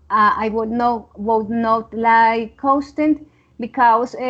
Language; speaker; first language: English; non-native, learner; Spanish